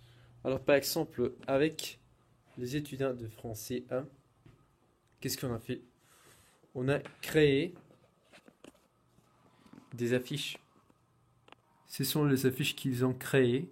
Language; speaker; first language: French; non-native, fluent; Spanish